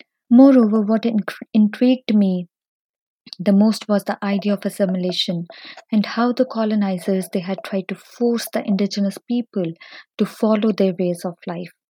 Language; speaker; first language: English; non-native, local second language; Punjabi